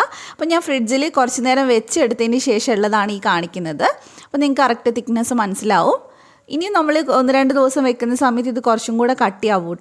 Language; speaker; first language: Malayalam; native; Malayalam